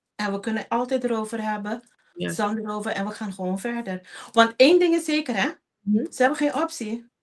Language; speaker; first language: Dutch; non-native, local second language; Papiamento